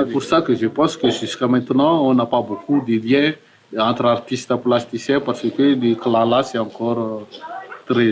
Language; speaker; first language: French; non-native, local second language; Malagasy